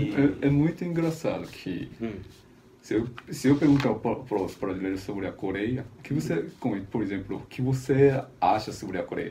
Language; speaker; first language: Portuguese; non-native, fluent; Korean